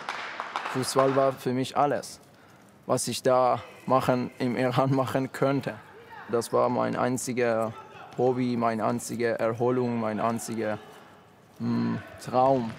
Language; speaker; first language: German; non-native, learner; Persian